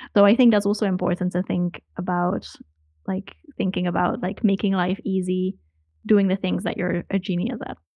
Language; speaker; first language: English; non-native, fluent; Dutch